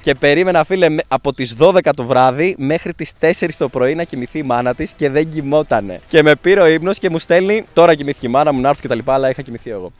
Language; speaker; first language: Greek; early bilingual, other home language; Albanian